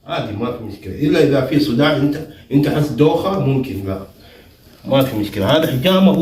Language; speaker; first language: Arabic; non-native, learner; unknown